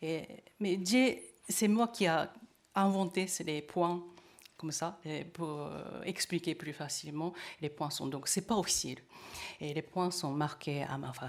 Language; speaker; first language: French; non-native, learner; Japanese